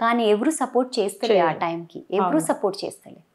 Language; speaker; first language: Telugu; non-native, local second language; Hindi